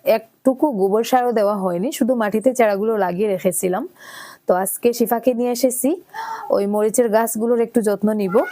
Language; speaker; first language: Bangla; non-native, local second language; Sylheti